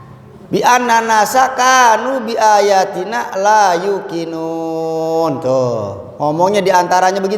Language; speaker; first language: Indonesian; native; Indonesian